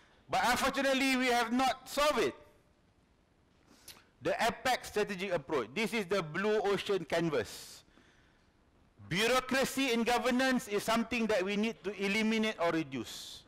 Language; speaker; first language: English; non-native, local second language; Malay